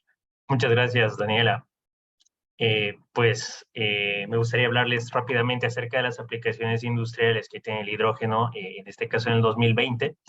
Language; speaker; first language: Spanish; native; Spanish